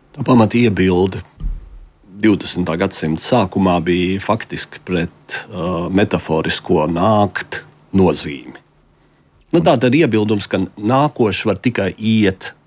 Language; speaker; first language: Latvian; native; Latvian